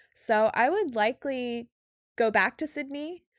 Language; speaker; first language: English; native; English